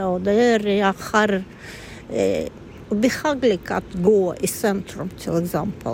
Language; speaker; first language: Swedish; non-native, learner; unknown